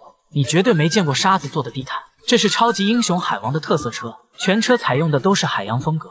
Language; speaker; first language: Chinese; native; Chinese